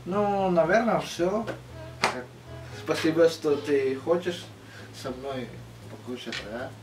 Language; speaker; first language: Russian; non-native, learner; Indonesian